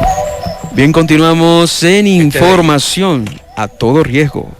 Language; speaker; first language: Spanish; native; Spanish